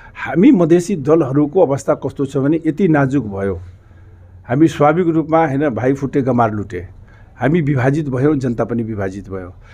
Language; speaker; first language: Nepali; non-native, local second language; Maithili